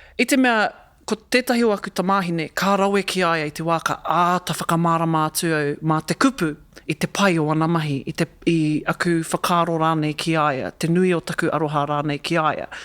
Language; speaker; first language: Māori; non-native, local second language; English